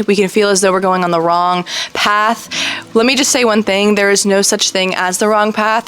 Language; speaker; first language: English; native; English